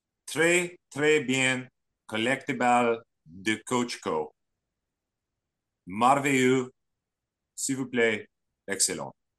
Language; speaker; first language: French; non-native, learner; English